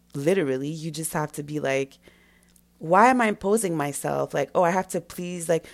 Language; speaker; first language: English; non-native, fluent; French